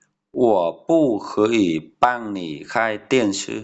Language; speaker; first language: Chinese; non-native, fluent; Vietnamese